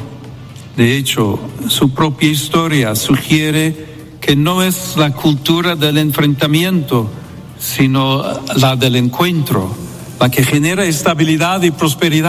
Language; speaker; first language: Spanish; non-native, fluent; English